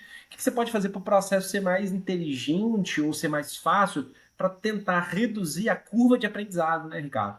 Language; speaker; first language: Portuguese; native; Portuguese